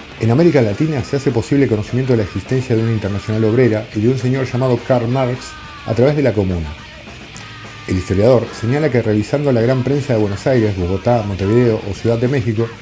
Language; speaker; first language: Spanish; native; Spanish